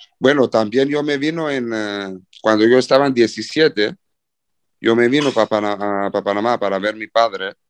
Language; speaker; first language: Spanish; early bilingual, heritage; Spanish